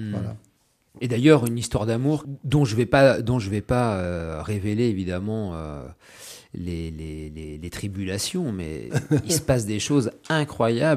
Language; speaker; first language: French; native; French